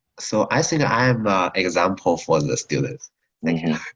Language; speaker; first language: English; non-native, learner; Chinese